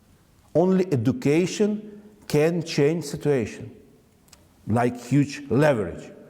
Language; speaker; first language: English; non-native, learner; Ukrainian